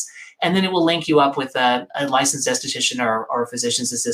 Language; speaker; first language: English; native; English